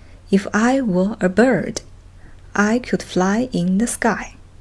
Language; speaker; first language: English; non-native, fluent; Chinese